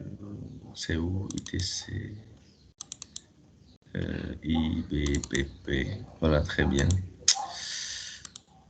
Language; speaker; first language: French; non-native, fluent; Khmer